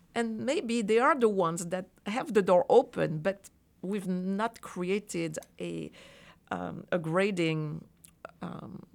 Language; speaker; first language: English; non-native, fluent; French